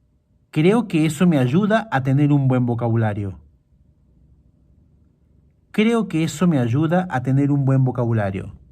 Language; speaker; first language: Spanish; non-native, fluent; Portuguese